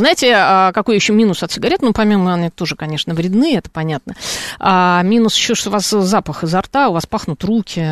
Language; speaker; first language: Russian; native; Russian